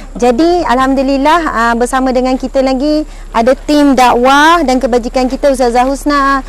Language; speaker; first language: Malay; native; Malay